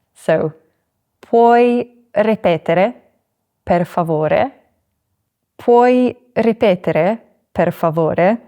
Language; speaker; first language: Italian; non-native, fluent; English